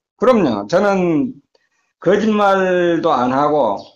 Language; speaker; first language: Korean; native; Korean